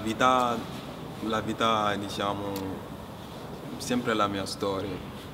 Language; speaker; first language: Italian; non-native, learner; Wolof